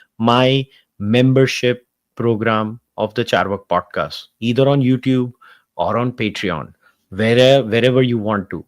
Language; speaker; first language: English; non-native, local second language; Hindi